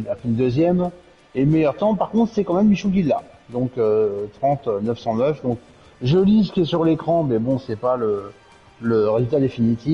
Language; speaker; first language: French; native; French